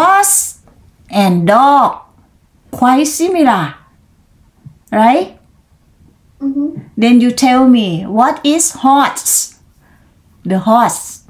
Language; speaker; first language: English; non-native, learner; Thai